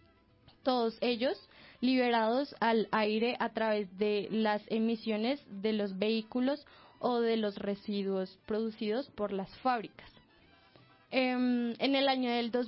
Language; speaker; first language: Spanish; native; Spanish